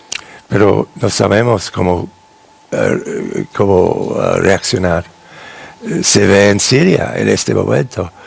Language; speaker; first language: Spanish; non-native, fluent; English